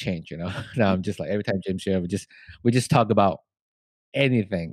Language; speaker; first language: English; non-native, local second language; Chinese